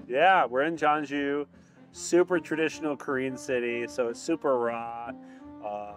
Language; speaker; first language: English; native; English